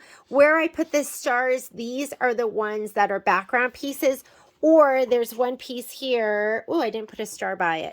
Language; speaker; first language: English; native; English